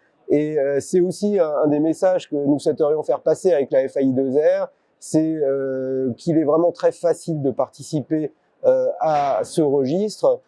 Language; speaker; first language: French; native; French